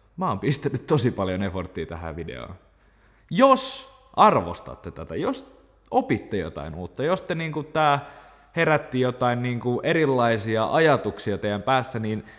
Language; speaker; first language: Finnish; non-native, local second language; Swedish